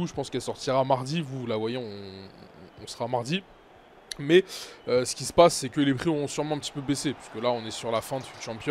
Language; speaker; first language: French; native; French